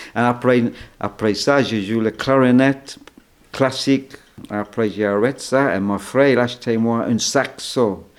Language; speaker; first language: French; non-native, learner; English